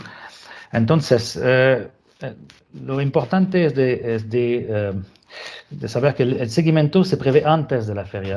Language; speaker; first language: Spanish; non-native, fluent; French